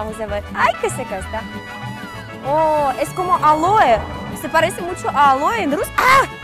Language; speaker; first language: Spanish; non-native, learner; Russian